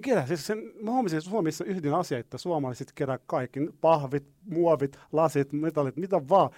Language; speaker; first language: Finnish; non-native, learner; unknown